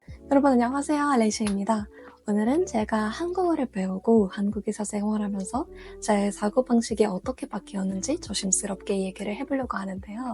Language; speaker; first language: Korean; non-native, fluent; Russian